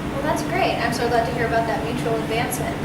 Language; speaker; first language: English; native; English